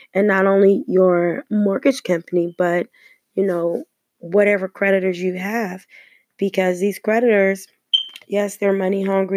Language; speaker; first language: English; native; English